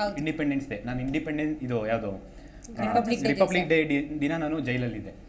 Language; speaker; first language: Kannada; native; Kannada